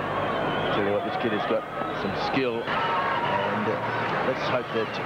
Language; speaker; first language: English; native; English